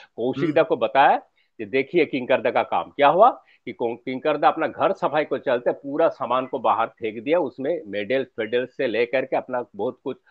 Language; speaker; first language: Hindi; non-native, local second language; Bangla